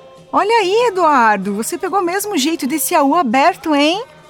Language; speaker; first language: Portuguese; native; Portuguese